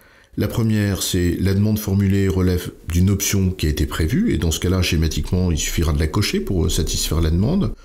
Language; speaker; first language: French; native; French